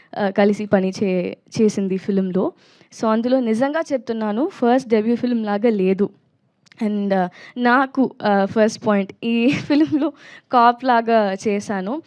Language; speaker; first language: Telugu; non-native, learner; Tamil